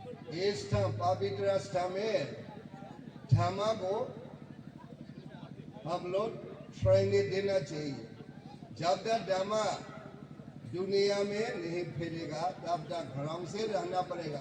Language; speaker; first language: Hindi; non-native, fluent; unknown